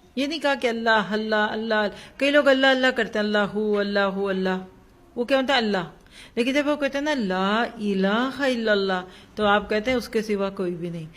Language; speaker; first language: Urdu; native; Urdu